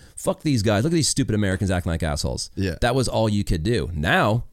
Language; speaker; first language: English; native; English